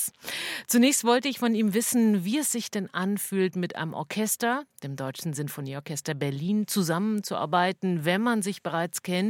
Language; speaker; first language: German; native; German